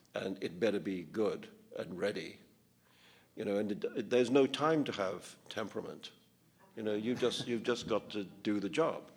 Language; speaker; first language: English; non-native, local second language; Urdu